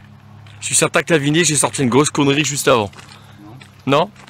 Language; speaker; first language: French; native; French